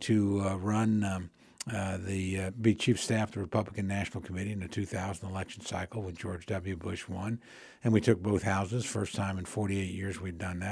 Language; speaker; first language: English; native; English